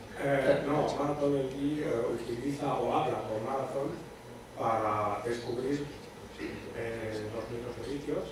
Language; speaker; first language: Spanish; native; Spanish